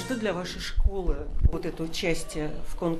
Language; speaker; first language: Russian; native; Russian